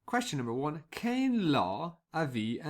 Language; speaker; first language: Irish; non-native, local second language; English